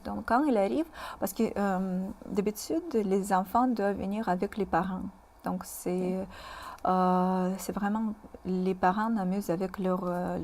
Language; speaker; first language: French; non-native, fluent; Russian